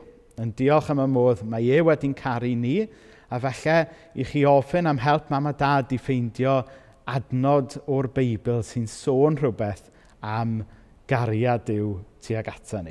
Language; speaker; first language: Welsh; native; Welsh